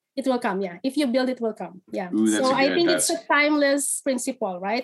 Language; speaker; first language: English; non-native, local second language; Filipino